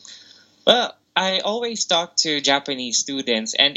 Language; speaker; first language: English; non-native, local second language; Filipino